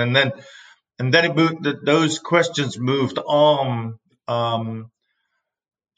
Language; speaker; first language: English; native; English